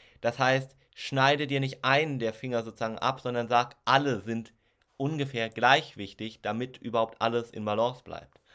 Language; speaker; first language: German; native; German